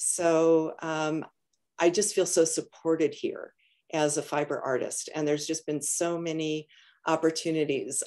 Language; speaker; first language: English; native; English